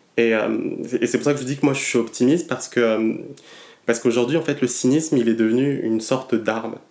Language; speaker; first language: French; non-native, local second language; Malagasy